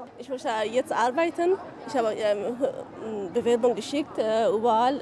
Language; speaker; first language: German; non-native, learner; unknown